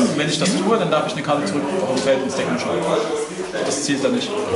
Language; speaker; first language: German; native; German